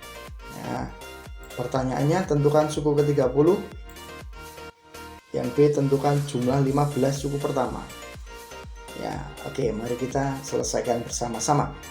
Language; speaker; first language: Indonesian; native; Indonesian